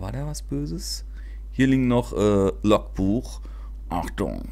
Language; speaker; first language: German; native; German